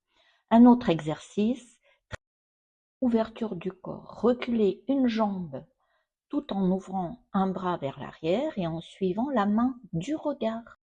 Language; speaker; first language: French; non-native, fluent; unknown